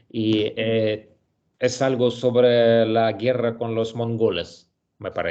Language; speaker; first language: Spanish; non-native, learner; Russian